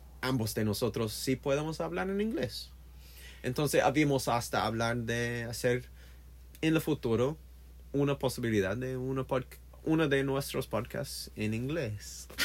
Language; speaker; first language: Spanish; non-native, learner; English